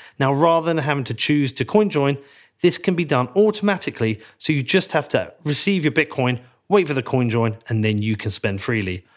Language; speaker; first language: English; native; English